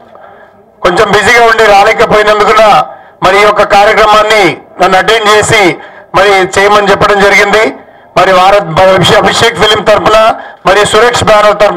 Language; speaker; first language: Telugu; native; Telugu